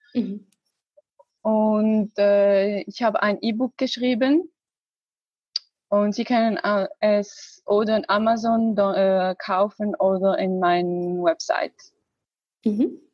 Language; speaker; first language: German; non-native, learner; Arabic